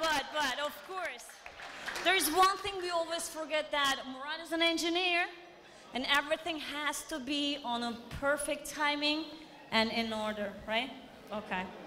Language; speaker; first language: English; non-native, fluent; Turkish